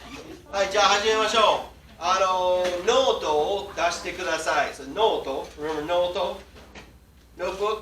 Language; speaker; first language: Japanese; non-native, fluent; English